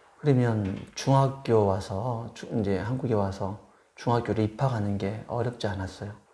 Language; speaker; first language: Korean; native; Korean